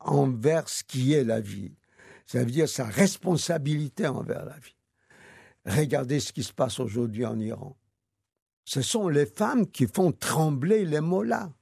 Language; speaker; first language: French; non-native, fluent; Yiddish